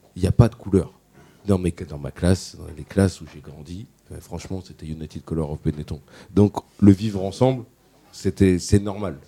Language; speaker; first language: French; native; French